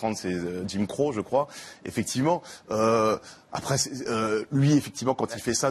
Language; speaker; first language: French; native; French